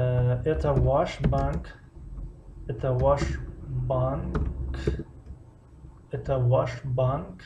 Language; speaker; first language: Russian; non-native, fluent; Tajik